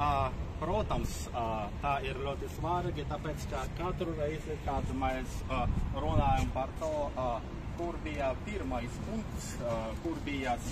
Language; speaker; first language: Latvian; non-native, fluent; Russian